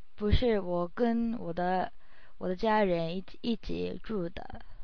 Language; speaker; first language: Chinese; non-native, learner; Japanese